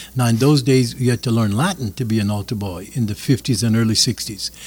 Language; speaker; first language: English; early bilingual, other home language; French